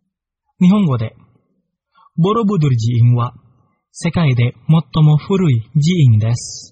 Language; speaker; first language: Japanese; non-native, fluent; Indonesian